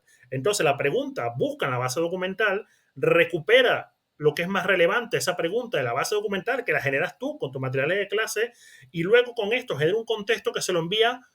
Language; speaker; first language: Spanish; native; Spanish